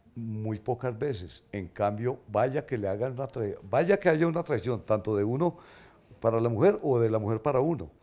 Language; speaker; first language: Spanish; native; Spanish